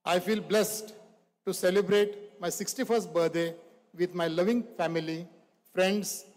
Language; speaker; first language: English; non-native, local second language; Marathi